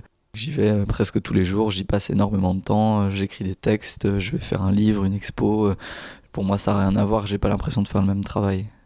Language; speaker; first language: French; native; French